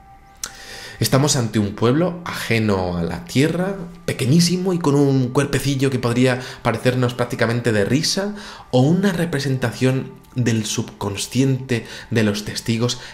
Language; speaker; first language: Spanish; native; Spanish